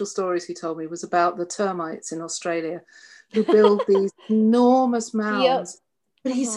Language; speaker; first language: English; native; English